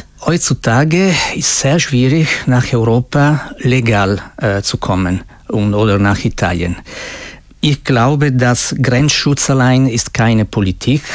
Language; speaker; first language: German; non-native, fluent; Italian